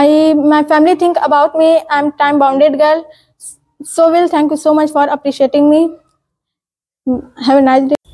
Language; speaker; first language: English; non-native, learner; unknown